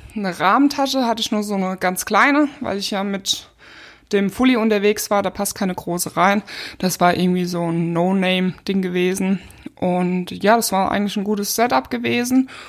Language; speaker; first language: German; native; German